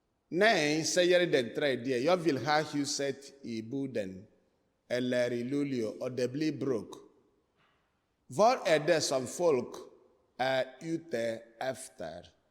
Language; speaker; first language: Swedish; non-native, fluent; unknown